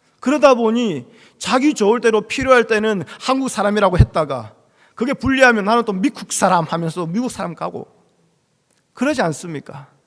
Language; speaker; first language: Korean; native; Korean